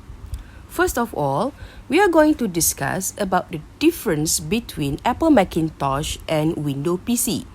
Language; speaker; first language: English; non-native, local second language; Malay